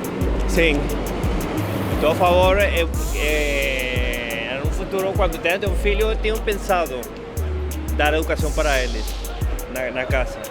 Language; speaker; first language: Portuguese; non-native, learner; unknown